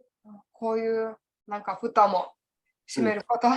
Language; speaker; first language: Japanese; non-native, learner; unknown